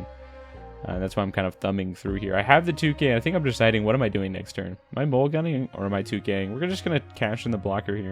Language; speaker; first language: English; native; English